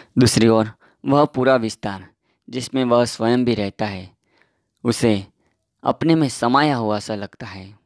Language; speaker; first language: Hindi; non-native, local second language; Gujarati